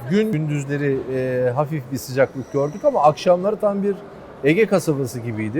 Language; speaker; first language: Turkish; native; Turkish